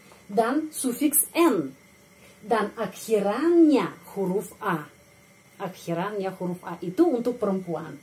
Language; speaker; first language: Indonesian; non-native, fluent; Russian